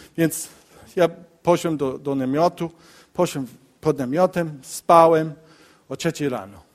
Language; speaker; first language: Polish; non-native, learner; English